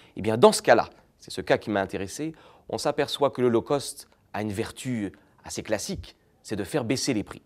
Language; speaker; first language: French; native; French